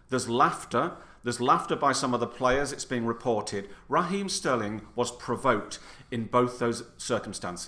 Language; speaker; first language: English; native; English